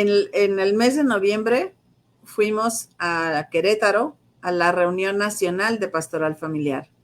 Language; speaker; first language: Spanish; native; Spanish